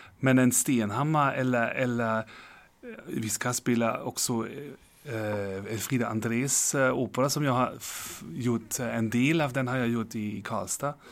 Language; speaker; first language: Swedish; non-native, fluent; German